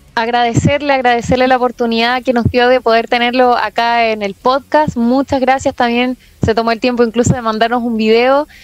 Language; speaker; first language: Spanish; native; Spanish